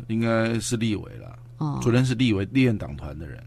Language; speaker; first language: Chinese; native; Chinese